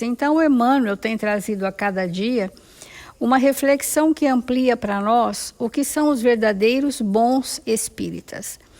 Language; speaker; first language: Portuguese; native; Portuguese